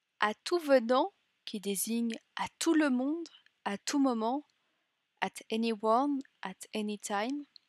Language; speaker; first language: French; native; French